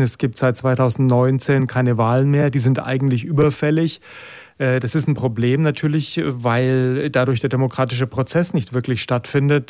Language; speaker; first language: German; native; German